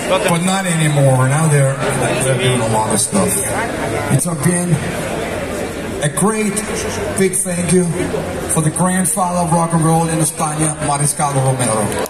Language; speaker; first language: English; non-native, fluent; Danish